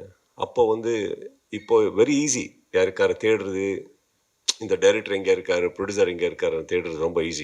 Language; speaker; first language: Tamil; non-native, learner; Kannada